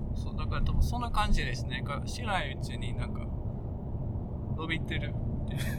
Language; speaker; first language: Japanese; non-native, fluent; Dutch